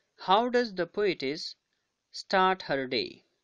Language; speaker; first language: English; non-native, local second language; Urdu